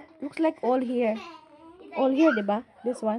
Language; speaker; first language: English; non-native, learner; Filipino